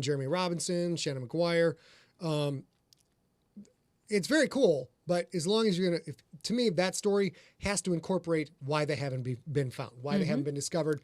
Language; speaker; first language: English; native; English